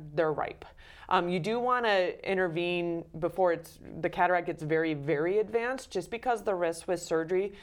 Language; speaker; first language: English; native; English